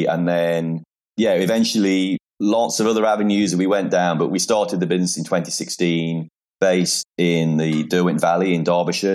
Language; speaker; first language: English; native; English